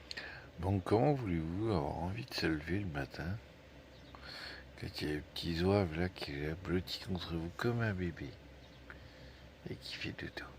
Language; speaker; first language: French; native; French